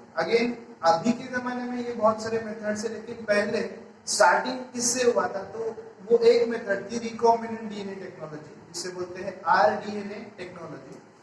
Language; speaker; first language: Hindi; non-native, local second language; Marathi